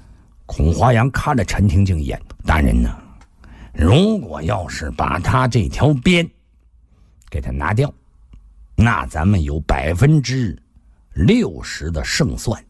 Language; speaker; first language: Chinese; native; Chinese